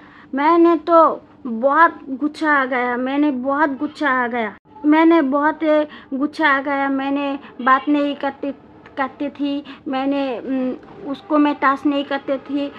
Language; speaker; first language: Hindi; non-native, learner; Bangla